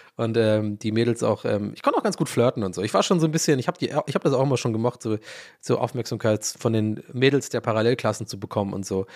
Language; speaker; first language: German; early bilingual, other home language; English